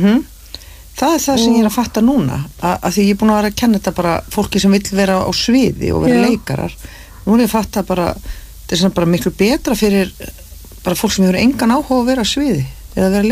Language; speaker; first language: Icelandic; native; Icelandic